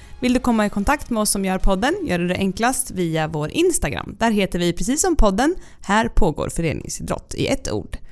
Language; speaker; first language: Swedish; native; Swedish